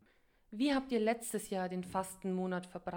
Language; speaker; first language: German; native; German